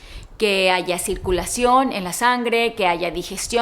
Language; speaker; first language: Spanish; native; Spanish